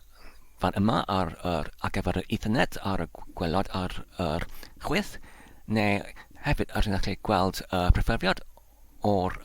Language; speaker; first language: Welsh; non-native, learner; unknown